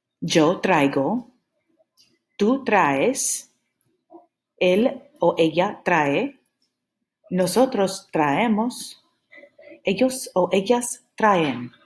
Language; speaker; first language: Spanish; non-native, fluent; English